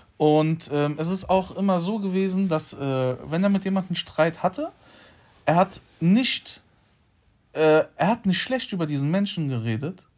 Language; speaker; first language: German; early bilingual, other home language; Polish